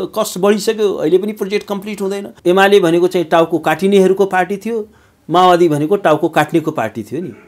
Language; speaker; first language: Nepali; native; Nepali